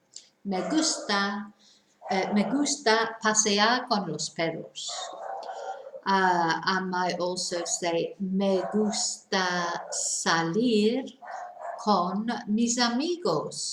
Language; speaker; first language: Spanish; non-native, fluent; English